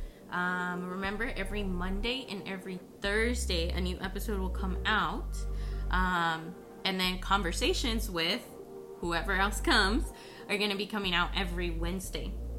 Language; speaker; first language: English; early bilingual, other home language; Spanish